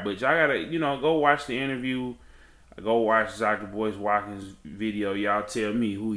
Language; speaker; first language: English; native; English